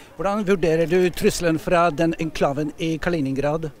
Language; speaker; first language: Norwegian; non-native, fluent; Polish